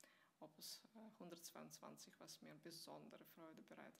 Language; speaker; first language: German; non-native, fluent; Russian